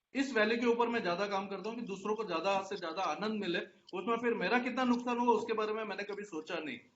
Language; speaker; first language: Hindi; non-native, local second language; Marathi